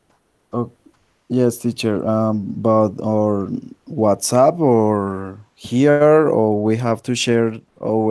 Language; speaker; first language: English; non-native, learner; Spanish